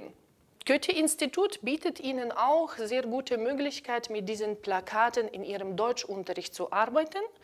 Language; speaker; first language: German; non-native, fluent; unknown